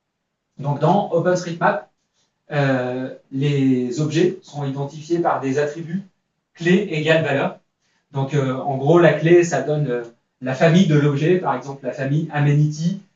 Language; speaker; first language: French; native; French